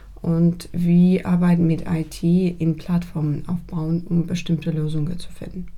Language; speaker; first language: German; non-native, fluent; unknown